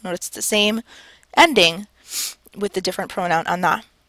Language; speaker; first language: English; native; English